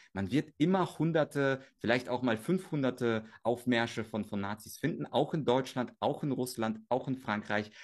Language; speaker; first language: German; early bilingual, other home language; Russian